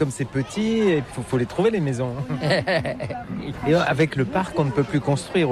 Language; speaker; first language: French; native; French